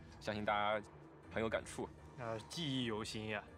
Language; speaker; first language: Chinese; native; Chinese